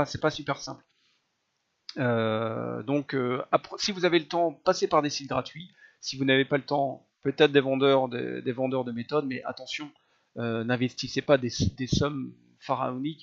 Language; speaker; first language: French; native; French